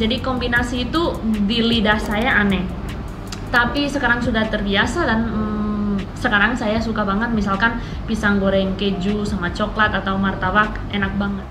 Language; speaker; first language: Indonesian; non-native, fluent; Spanish